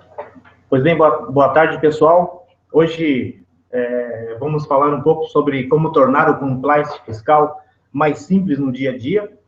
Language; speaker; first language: Portuguese; native; Portuguese